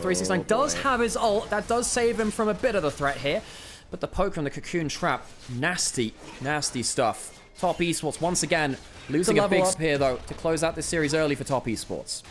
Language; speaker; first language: English; native; English